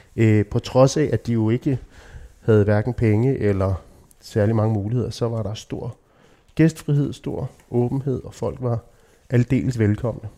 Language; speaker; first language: Danish; native; Danish